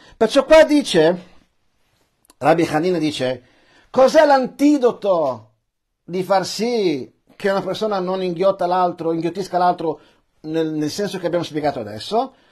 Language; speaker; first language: Italian; early bilingual, other home language; Persian